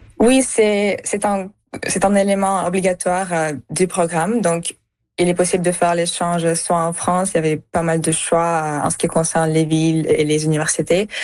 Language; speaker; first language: French; early bilingual, other home language; Russian